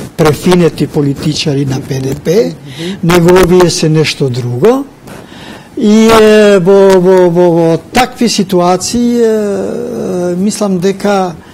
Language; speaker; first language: Macedonian; non-native, local second language; Albanian